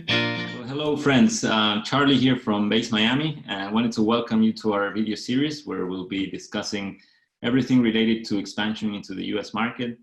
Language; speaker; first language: English; non-native, fluent; Spanish